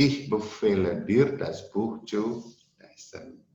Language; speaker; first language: German; non-native, fluent; Indonesian